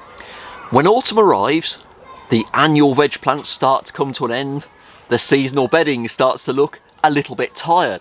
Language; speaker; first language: English; native; English